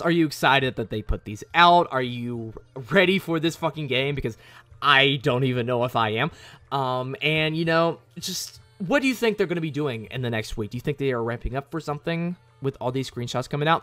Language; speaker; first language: English; native; English